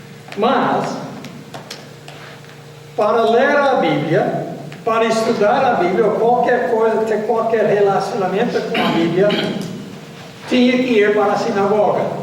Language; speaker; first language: Portuguese; non-native, fluent; English